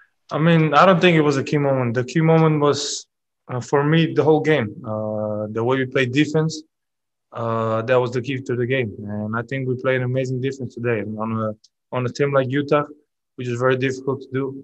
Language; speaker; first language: English; non-native, fluent; Slovenian